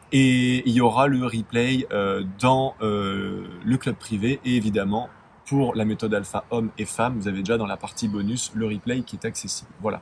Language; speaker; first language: French; native; French